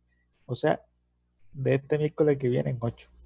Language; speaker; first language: Spanish; native; Spanish